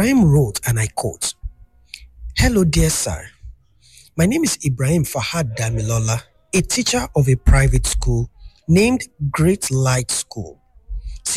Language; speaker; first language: English; non-native, local second language; Yoruba